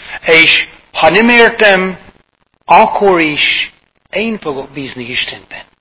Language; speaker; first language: Hungarian; non-native, fluent; English